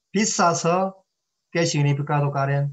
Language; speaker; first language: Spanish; non-native, learner; Korean